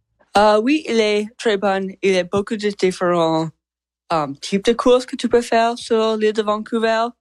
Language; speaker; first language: French; non-native, learner; English